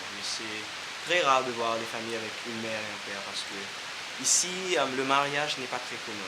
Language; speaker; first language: French; non-native, local second language; Seselwa Creole French